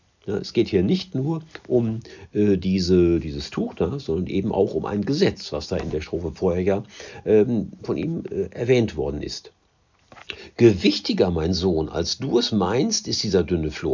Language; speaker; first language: German; native; German